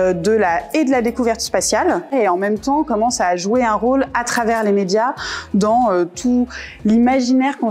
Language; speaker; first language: French; native; French